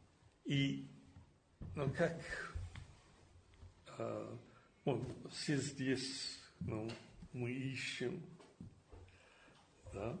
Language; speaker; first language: Russian; non-native, fluent; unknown